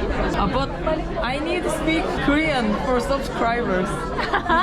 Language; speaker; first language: English; non-native, learner; Korean